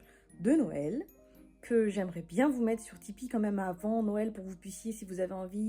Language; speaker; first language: French; native; French